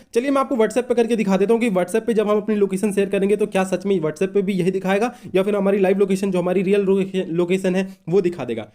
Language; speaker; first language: Hindi; native; Hindi